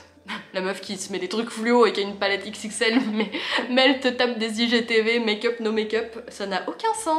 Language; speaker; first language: French; native; French